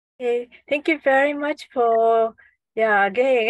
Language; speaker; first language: English; non-native, learner; Japanese